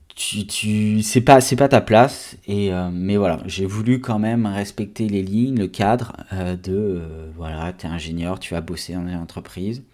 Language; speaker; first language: French; native; French